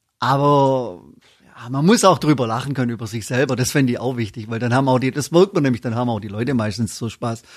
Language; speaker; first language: German; native; German